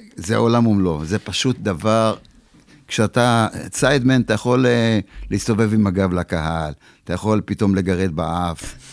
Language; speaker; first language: Hebrew; early bilingual, other home language; Polish